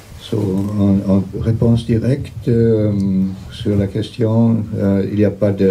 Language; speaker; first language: French; non-native, fluent; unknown